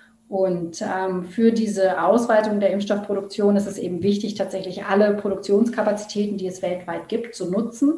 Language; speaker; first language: German; native; German